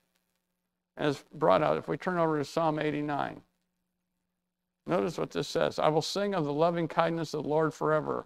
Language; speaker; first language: English; native; English